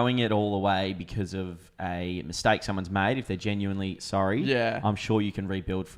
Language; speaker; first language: English; native; English